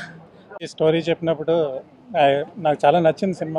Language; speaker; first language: Telugu; native; Telugu